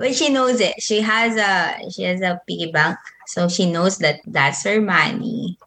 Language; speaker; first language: English; non-native, local second language; Filipino